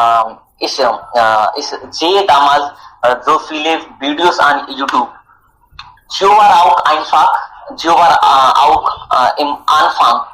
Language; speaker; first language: German; non-native, learner; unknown